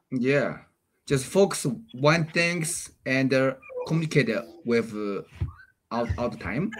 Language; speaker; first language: English; non-native, learner; Chinese